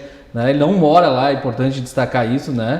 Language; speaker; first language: Portuguese; native; Portuguese